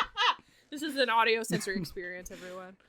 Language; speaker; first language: English; native; English